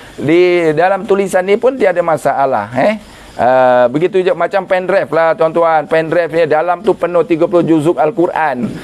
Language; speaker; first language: Malay; native; Malay